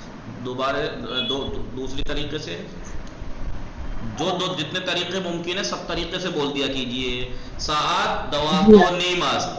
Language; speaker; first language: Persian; non-native, fluent; Urdu